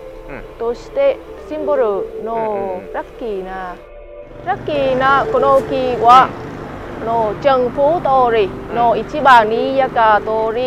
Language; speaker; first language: Japanese; non-native, learner; Vietnamese